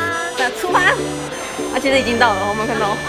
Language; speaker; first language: Chinese; native; Chinese